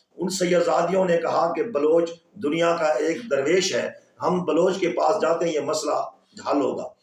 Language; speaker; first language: Urdu; non-native, local second language; Punjabi